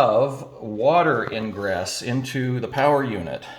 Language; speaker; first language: English; native; English